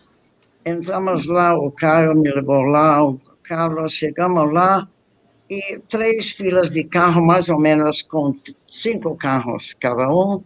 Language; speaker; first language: Portuguese; non-native, fluent; English